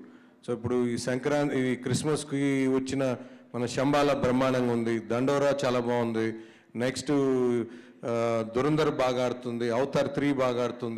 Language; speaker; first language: Telugu; native; Telugu